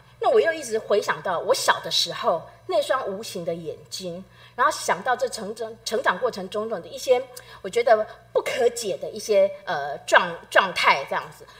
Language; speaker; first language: Chinese; native; Chinese